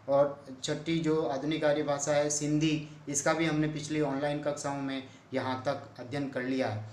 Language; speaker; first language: Hindi; native; Hindi